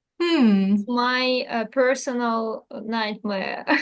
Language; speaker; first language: English; non-native, learner; Russian